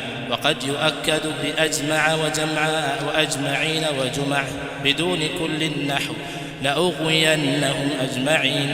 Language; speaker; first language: Arabic; non-native, fluent; Swahili